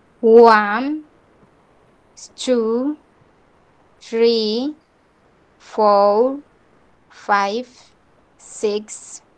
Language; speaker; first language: English; non-native, learner; Spanish